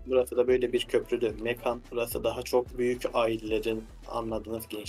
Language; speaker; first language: Turkish; native; Turkish